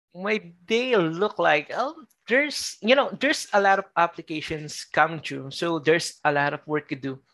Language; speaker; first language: English; non-native, local second language; Filipino